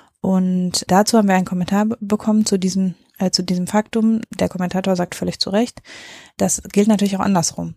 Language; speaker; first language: German; native; German